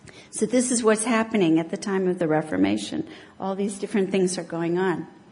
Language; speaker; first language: English; native; English